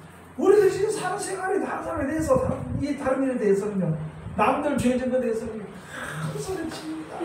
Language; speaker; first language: Korean; native; Korean